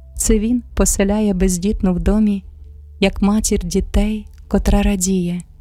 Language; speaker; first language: Ukrainian; native; Ukrainian